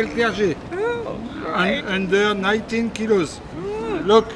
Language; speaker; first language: English; non-native, learner; French